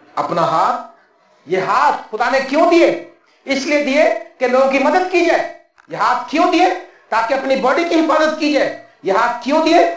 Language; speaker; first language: Urdu; non-native, local second language; Punjabi